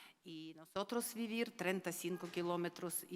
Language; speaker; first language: Spanish; non-native, learner; Ukrainian